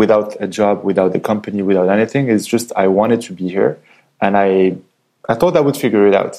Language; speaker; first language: English; non-native, fluent; French